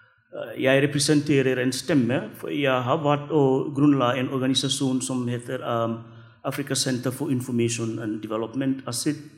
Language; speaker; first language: Norwegian; non-native, fluent; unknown